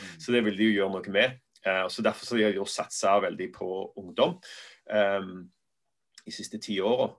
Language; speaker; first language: Norwegian; native; Norwegian